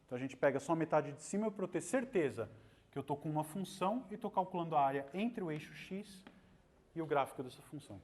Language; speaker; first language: Portuguese; native; Portuguese